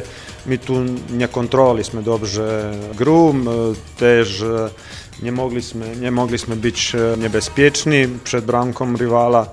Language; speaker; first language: Polish; non-native, learner; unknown